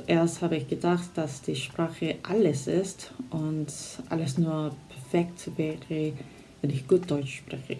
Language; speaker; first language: German; non-native, fluent; Korean